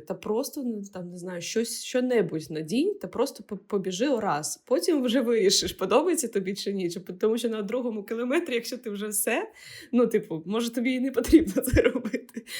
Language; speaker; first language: Ukrainian; non-native, local second language; Russian